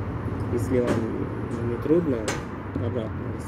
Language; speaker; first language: Russian; non-native, learner; Uzbek